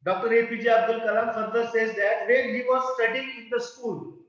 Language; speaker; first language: English; non-native, local second language; Marathi